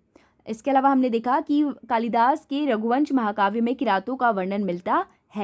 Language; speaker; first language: Hindi; native; Hindi